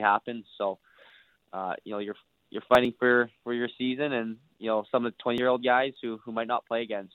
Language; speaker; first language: English; native; English